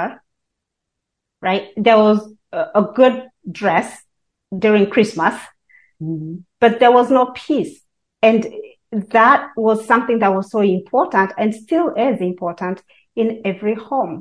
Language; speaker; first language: English; non-native, local second language; Kikuyu